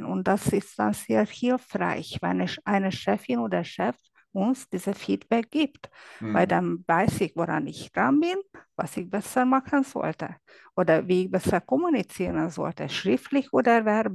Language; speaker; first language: German; non-native, fluent; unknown